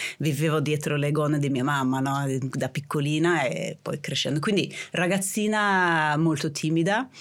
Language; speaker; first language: Italian; non-native, fluent; Swedish